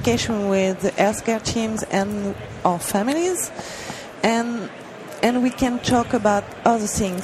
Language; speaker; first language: English; non-native, learner; French